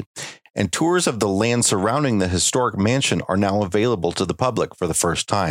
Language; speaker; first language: English; native; English